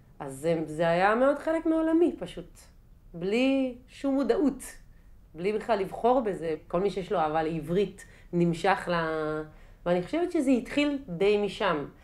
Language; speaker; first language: Hebrew; native; Hebrew